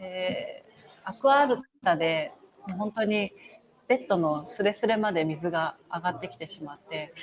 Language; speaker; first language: Japanese; native; Japanese